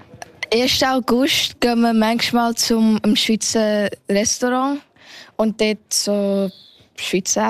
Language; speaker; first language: German; early bilingual, heritage; German